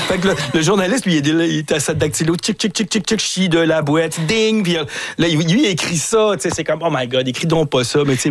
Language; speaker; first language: French; native; French